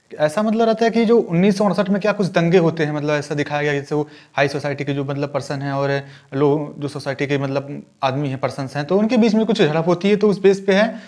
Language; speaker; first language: Hindi; native; Hindi